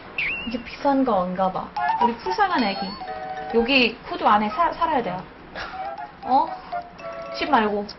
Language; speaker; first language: Korean; non-native, learner; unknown